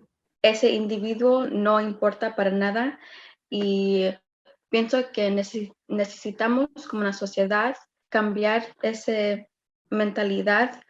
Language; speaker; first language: Spanish; early bilingual, heritage; Spanish